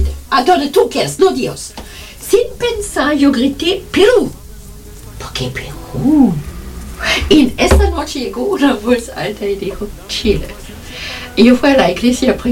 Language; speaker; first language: Spanish; non-native, learner; German